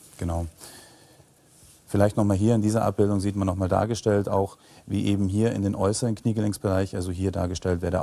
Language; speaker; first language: German; native; German